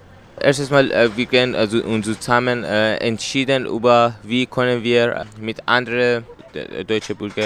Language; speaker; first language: German; non-native, learner; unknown